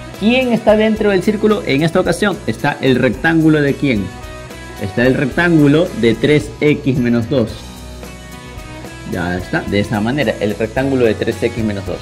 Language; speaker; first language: Spanish; native; Spanish